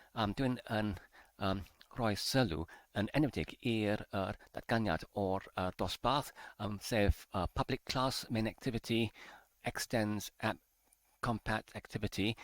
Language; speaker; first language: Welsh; non-native, learner; English